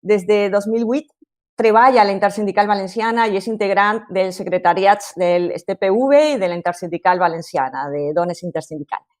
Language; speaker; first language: Catalan; non-native, local second language; Spanish